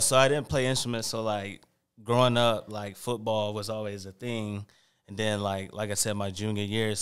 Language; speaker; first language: English; native; English